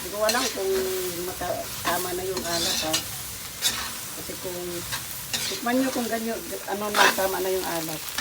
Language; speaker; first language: Filipino; non-native, local second language; Cebuano